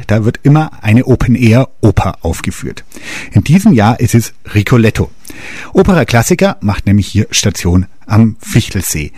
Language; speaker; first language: German; native; German